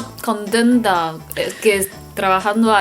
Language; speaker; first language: Spanish; non-native, learner; Chinese